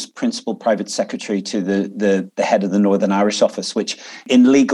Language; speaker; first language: English; native; English